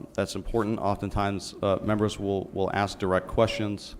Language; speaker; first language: English; native; English